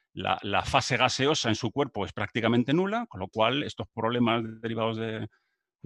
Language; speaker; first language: Spanish; native; Spanish